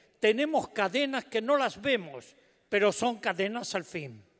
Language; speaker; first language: Spanish; native; Spanish